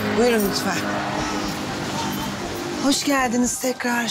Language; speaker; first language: Turkish; native; Turkish